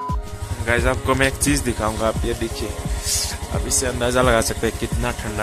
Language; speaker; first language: Hindi; non-native, local second language; Bangla